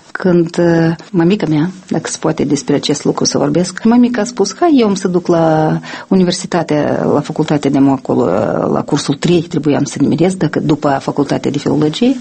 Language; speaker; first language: Romanian; non-native, local second language; Russian